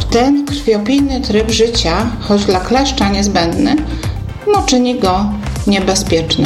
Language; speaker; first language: Polish; native; Polish